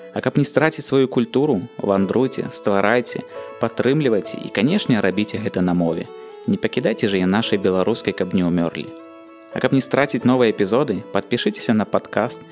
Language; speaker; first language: Belarusian; non-native, local second language; Russian